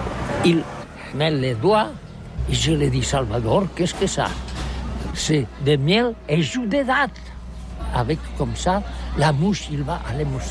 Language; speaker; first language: French; non-native, learner; Catalan